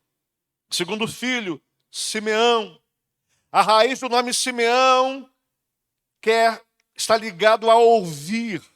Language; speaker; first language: Portuguese; native; Portuguese